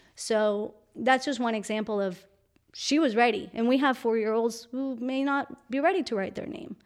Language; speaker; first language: English; non-native, fluent; Spanish